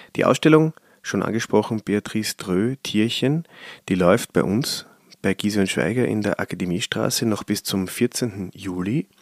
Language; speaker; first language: German; native; German